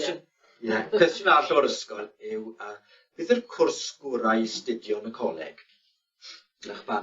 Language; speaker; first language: Welsh; native; Welsh